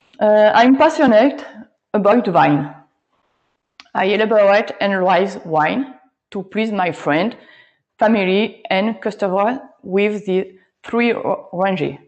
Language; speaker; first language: English; non-native, learner; French